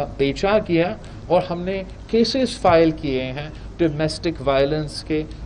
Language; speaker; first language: Urdu; native; Urdu